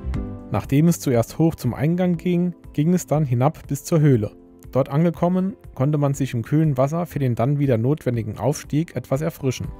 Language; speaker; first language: German; native; German